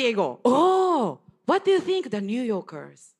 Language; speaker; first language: English; non-native, learner; Japanese